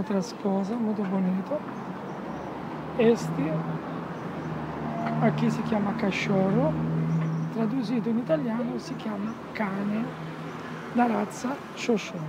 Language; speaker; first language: Portuguese; non-native, fluent; Italian